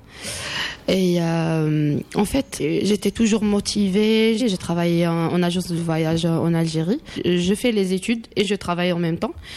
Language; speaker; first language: French; non-native, local second language; Arabic